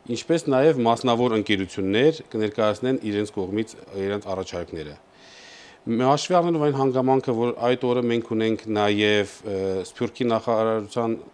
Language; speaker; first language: Armenian; native; Armenian